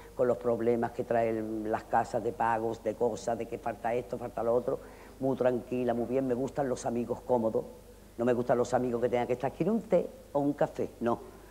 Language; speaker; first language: Spanish; native; Spanish